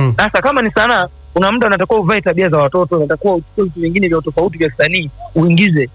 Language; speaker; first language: Swahili; native; Swahili